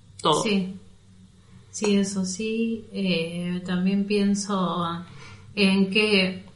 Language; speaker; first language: Spanish; native; Spanish